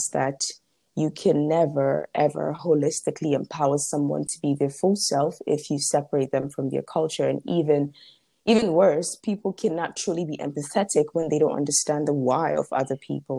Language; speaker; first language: English; non-native, local second language; Ewe